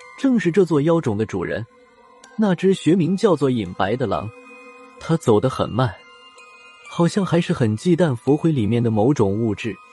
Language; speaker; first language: Chinese; native; Chinese